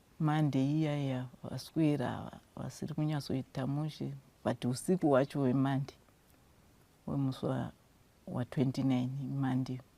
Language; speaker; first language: Shona; non-native, local second language; North Ndebele